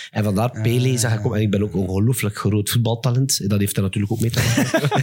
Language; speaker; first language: Dutch; native; Dutch